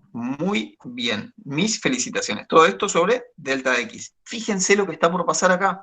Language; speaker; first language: Spanish; native; Spanish